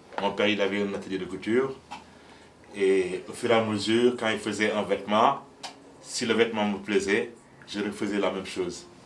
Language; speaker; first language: French; non-native, local second language; Wolof